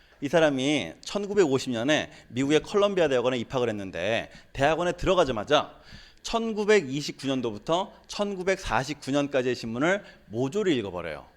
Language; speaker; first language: Korean; native; Korean